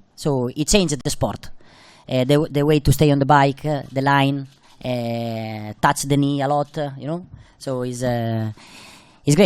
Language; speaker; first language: English; non-native, fluent; Italian